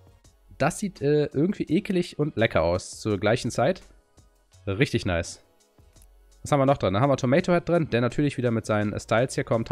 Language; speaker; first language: German; native; German